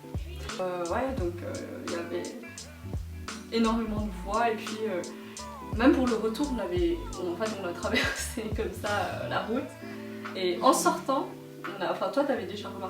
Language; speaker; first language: French; native; French